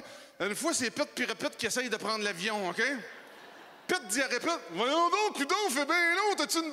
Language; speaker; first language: French; native; French